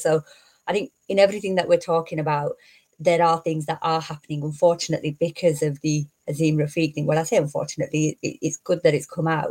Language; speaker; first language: English; native; English